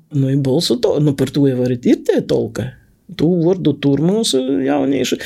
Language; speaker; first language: Latvian; native; Latvian